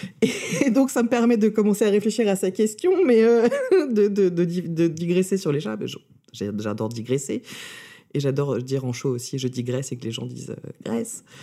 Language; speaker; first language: French; early bilingual, other home language; Russian